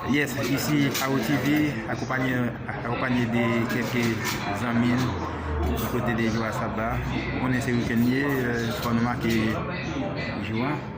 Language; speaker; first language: French; non-native, learner; Haitian Creole